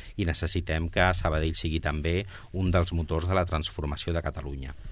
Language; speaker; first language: Catalan; non-native, local second language; Spanish